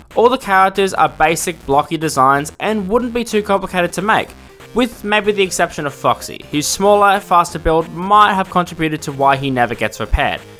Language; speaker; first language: English; native; English